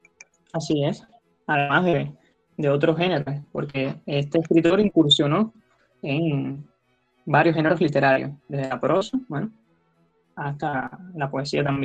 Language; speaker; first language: Spanish; native; Spanish